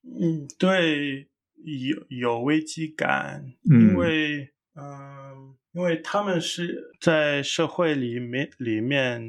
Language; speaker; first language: Chinese; non-native, fluent; English